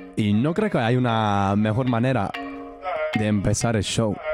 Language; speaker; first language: Spanish; non-native, fluent; English